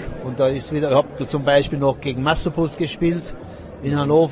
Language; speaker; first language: German; native; German